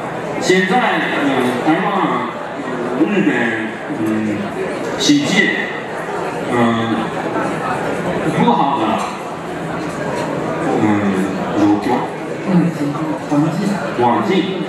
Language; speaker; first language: Chinese; non-native, learner; Japanese